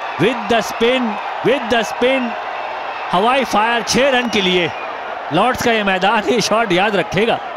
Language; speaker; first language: Hindi; native; Hindi